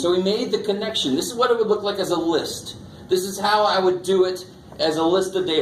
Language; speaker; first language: English; native; English